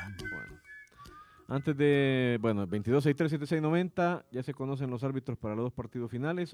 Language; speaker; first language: Spanish; native; Spanish